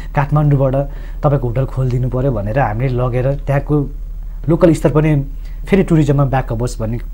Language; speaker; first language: Nepali; non-native, local second language; Sherpa